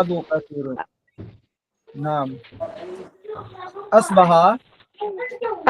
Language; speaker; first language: Arabic; non-native, fluent; Filipino